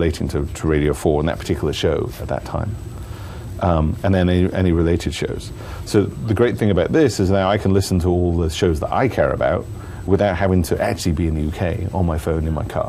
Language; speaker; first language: English; native; English